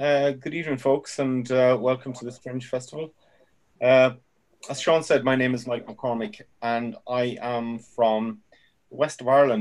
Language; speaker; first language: English; native; English